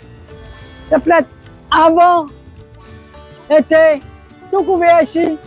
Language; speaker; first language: French; non-native, local second language; Morisyen